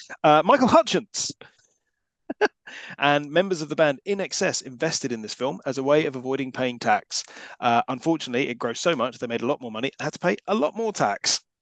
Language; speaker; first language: English; native; English